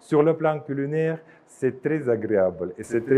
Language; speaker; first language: French; non-native, fluent; Russian